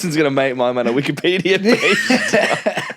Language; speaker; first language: English; native; English